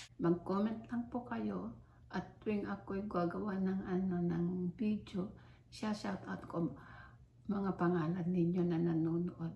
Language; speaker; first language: Filipino; non-native, local second language; Iloko